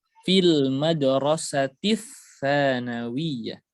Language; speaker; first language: Arabic; non-native, fluent; Indonesian